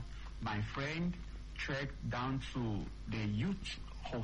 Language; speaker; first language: English; non-native, learner; Chinese